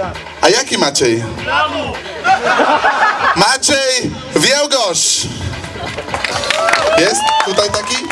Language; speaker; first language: Polish; non-native, learner; Slovak